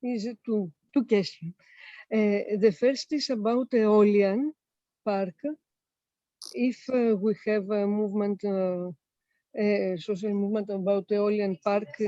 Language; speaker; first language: English; non-native, learner; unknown